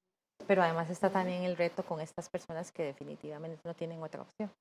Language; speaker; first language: Spanish; native; Spanish